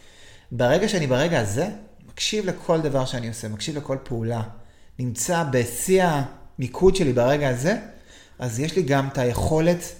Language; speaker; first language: Hebrew; native; Hebrew